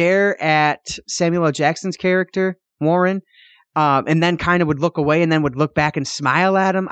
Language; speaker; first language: English; native; English